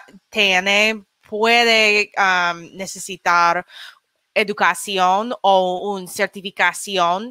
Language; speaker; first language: Spanish; non-native, learner; English